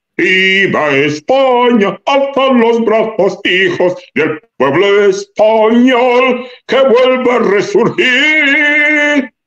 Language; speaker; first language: Spanish; non-native, local second language; Fang